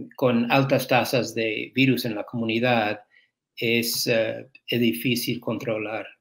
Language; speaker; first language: Spanish; non-native, fluent; English